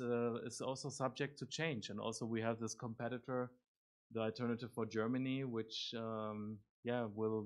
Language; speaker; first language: English; non-native, fluent; German